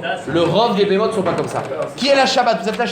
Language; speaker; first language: French; native; French